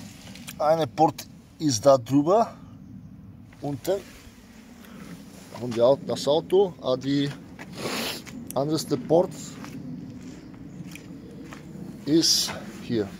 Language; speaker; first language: German; non-native, fluent; Bulgarian